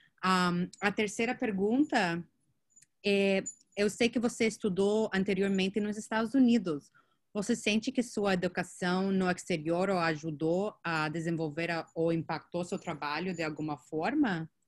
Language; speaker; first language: Portuguese; non-native, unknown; English